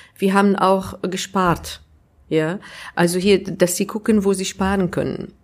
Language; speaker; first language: German; non-native, fluent; Arabic